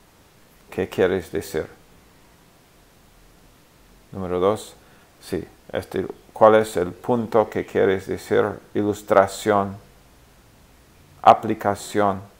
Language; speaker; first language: Spanish; non-native, fluent; English